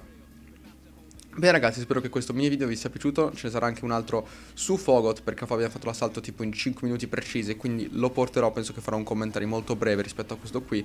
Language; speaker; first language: Italian; native; Italian